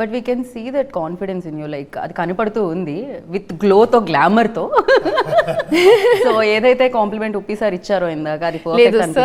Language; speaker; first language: Telugu; native; Telugu